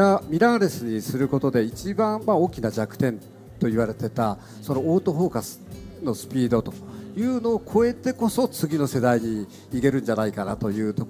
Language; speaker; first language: Japanese; native; Japanese